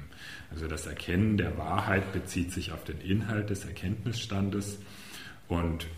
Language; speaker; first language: German; native; German